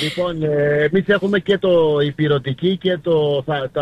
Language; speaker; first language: Greek; native; Greek